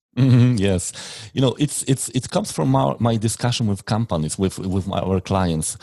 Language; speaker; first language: English; non-native, fluent; Polish